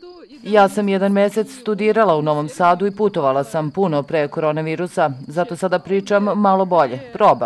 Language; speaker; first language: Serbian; non-native, learner; Russian